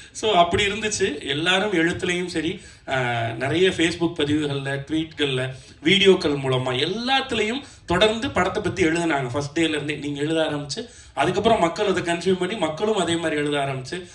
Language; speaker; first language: Tamil; native; Tamil